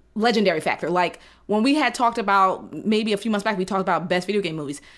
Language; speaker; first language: English; native; English